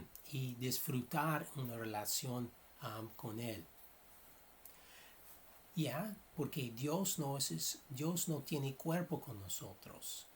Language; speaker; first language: Spanish; non-native, fluent; English